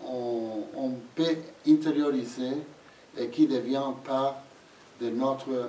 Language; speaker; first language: French; non-native, fluent; Spanish